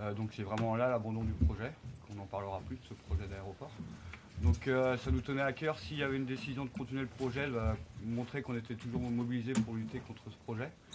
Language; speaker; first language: French; native; French